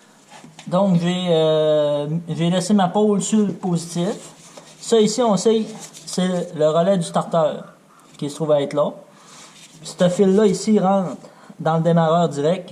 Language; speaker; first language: French; native; French